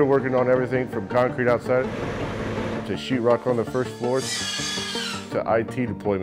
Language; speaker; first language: English; native; English